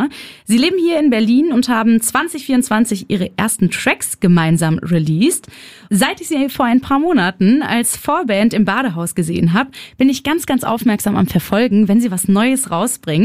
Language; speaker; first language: German; native; German